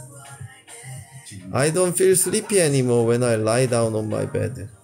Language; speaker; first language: English; non-native, local second language; Korean